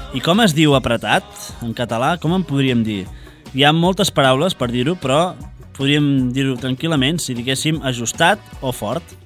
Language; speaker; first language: Catalan; native; Catalan